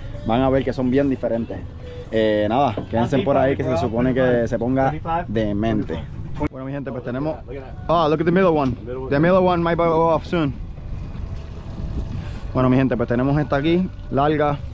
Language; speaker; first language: Spanish; native; Spanish